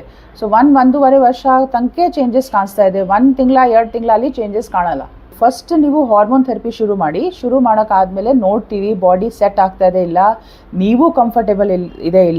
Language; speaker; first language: Kannada; non-native, learner; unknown